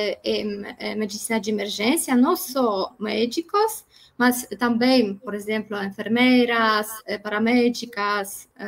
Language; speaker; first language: Portuguese; non-native, learner; Polish